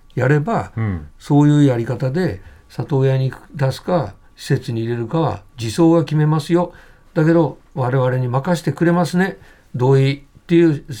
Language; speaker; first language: Japanese; native; Japanese